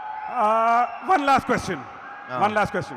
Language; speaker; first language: Telugu; native; Telugu